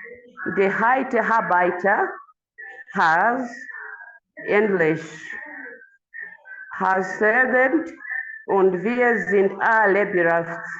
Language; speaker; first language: German; non-native, learner; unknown